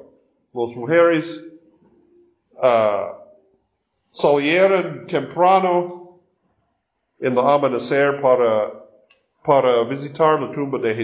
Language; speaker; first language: Spanish; non-native, learner; English